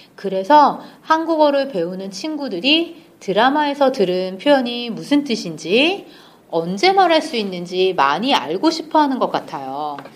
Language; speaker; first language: Korean; native; Korean